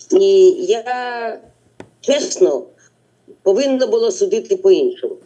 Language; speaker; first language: Ukrainian; non-native, local second language; Russian